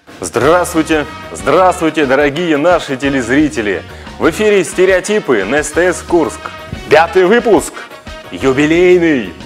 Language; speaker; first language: Russian; native; Russian